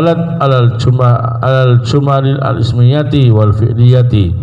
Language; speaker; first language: Arabic; non-native, fluent; Indonesian